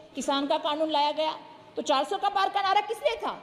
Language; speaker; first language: Hindi; non-native, local second language; Marathi